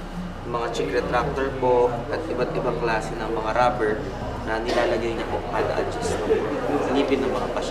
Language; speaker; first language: Filipino; native; Filipino